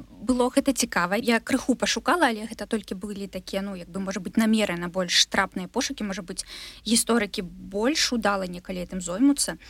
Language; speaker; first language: Belarusian; non-native, local second language; Russian